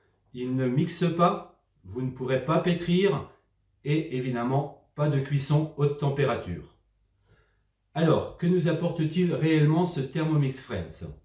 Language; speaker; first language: French; native; French